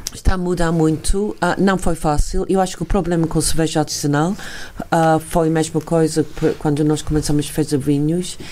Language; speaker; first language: Portuguese; non-native, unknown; English